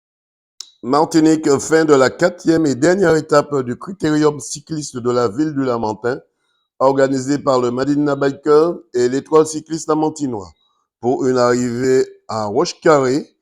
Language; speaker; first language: French; native; French